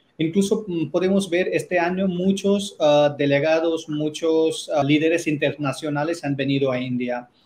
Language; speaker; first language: Spanish; non-native, fluent; Hindi